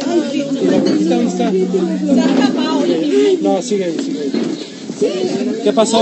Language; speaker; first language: Spanish; native; Spanish